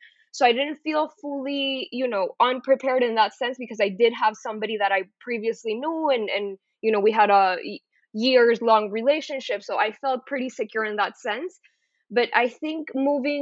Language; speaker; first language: English; non-native, fluent; Spanish